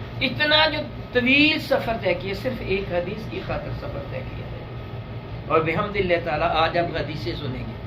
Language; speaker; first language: Urdu; non-native, local second language; Punjabi